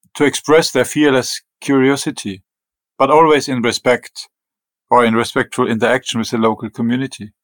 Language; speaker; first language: English; non-native, fluent; German